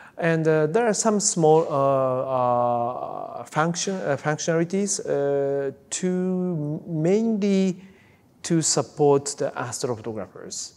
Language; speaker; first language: English; non-native, fluent; Japanese